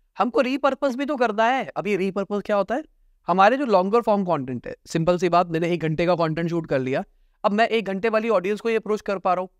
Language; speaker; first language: Hindi; native; Hindi